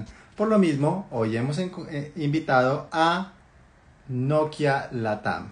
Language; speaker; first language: Spanish; native; Spanish